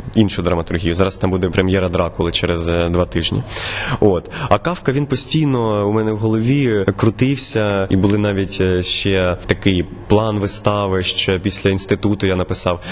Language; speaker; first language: Ukrainian; non-native, local second language; Russian